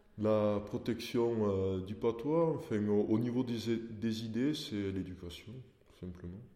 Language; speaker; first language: French; early bilingual, other home language; Portuguese